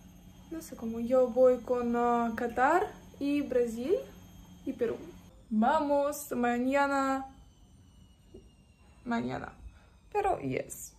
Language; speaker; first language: Spanish; non-native, learner; Russian